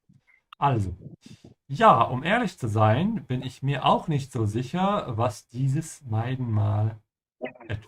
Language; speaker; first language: German; non-native, fluent; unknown